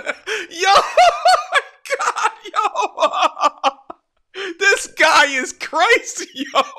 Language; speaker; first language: English; native; English